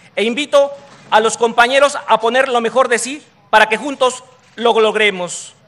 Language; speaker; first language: Spanish; native; Spanish